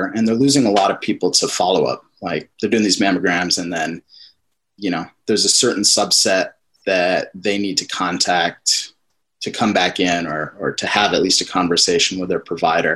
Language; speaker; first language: English; native; English